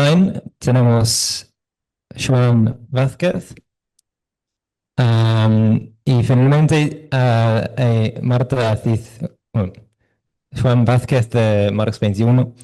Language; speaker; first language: Spanish; non-native, fluent; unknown